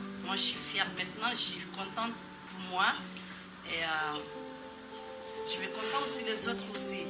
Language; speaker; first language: French; non-native, learner; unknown